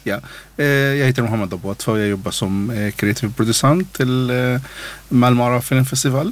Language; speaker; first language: Swedish; non-native, learner; Arabic